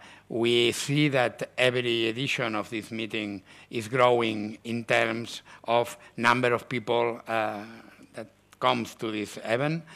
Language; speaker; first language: English; non-native, learner; Catalan